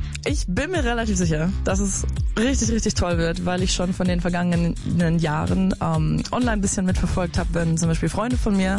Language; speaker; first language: German; native; German